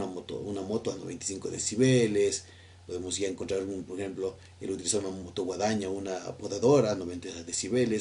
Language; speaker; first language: Spanish; native; Spanish